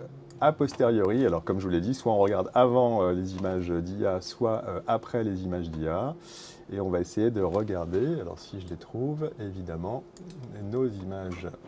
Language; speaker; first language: French; native; French